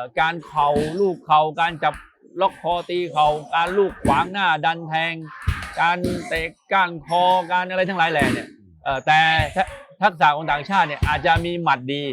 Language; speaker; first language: Thai; native; Thai